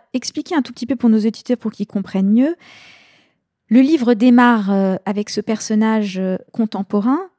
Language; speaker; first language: French; native; French